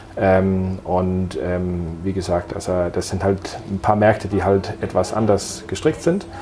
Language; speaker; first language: German; non-native, fluent; Danish